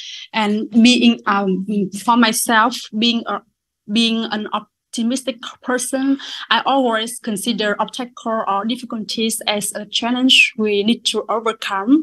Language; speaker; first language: English; non-native, learner; Vietnamese